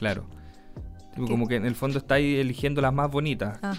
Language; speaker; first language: Spanish; native; Spanish